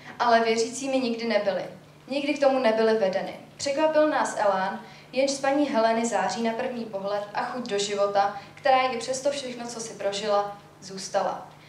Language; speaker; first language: Czech; native; Czech